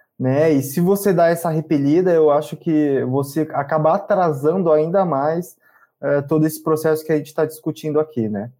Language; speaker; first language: Portuguese; native; Portuguese